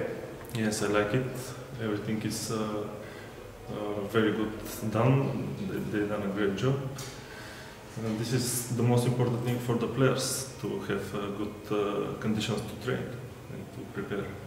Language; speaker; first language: English; non-native, fluent; Bulgarian